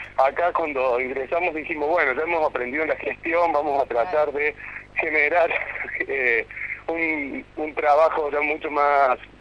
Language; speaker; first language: Spanish; native; Spanish